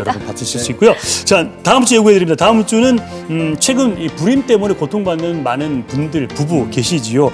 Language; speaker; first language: Korean; native; Korean